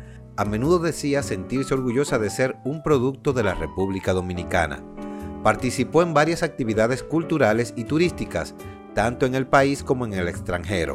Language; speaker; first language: Spanish; native; Spanish